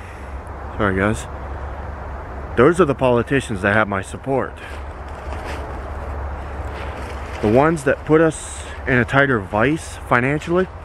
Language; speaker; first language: English; native; English